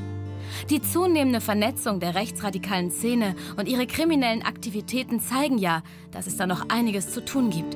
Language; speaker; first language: German; native; German